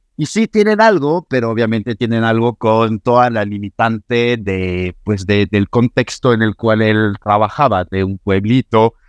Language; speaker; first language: Spanish; non-native, fluent; French